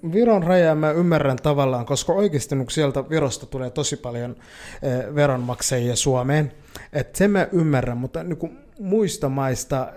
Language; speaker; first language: Finnish; early bilingual, other home language; Somali